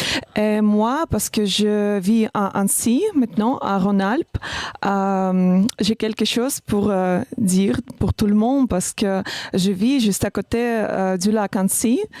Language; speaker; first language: French; non-native, learner; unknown